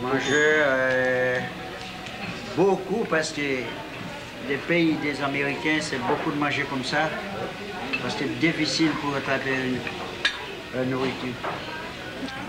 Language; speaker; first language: French; non-native, local second language; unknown